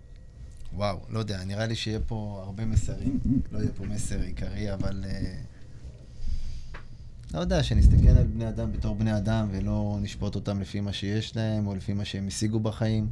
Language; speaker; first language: Hebrew; native; Hebrew